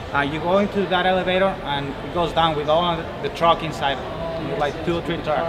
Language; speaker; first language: English; non-native, fluent; Spanish